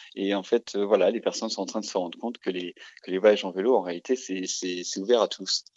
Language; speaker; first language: French; native; French